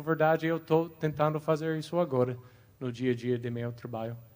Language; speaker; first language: Portuguese; non-native, fluent; English